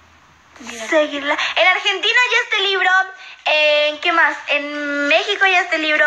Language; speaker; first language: Spanish; native; Spanish